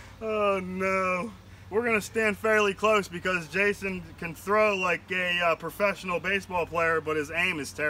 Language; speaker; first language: English; native; English